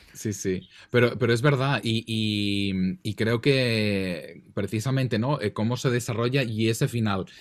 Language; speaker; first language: Spanish; native; Spanish